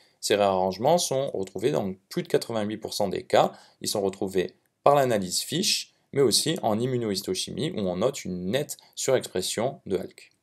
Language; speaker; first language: French; native; French